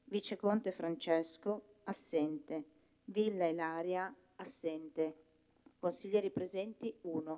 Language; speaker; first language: Italian; native; Italian